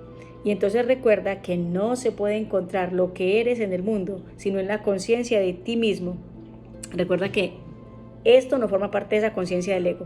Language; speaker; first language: Spanish; native; Spanish